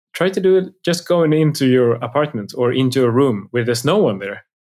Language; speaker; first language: English; non-native, fluent; Swedish